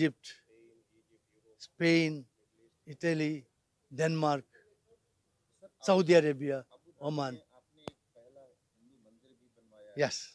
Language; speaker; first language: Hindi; non-native, local second language; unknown